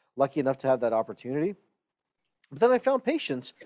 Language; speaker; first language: English; early bilingual, other home language; Hindi